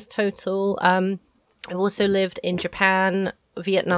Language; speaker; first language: English; native; English